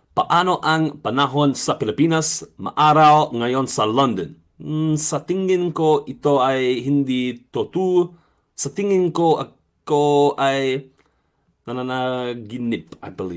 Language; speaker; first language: Filipino; non-native, learner; English